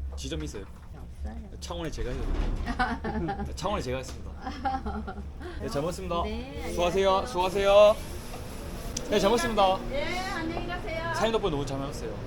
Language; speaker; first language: Korean; native; Korean